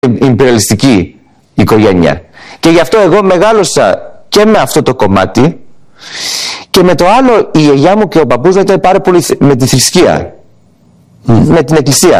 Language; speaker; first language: Greek; early bilingual, heritage; English